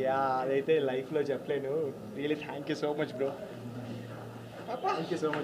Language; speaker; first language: Telugu; native; Telugu